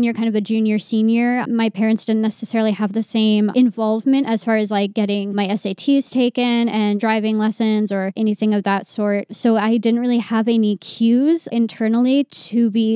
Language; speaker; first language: English; native; English